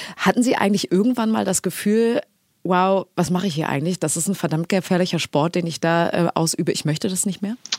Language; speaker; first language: German; native; German